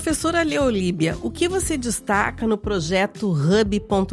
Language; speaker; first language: Portuguese; native; Portuguese